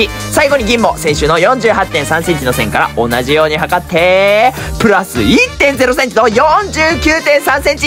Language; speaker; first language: Japanese; native; Japanese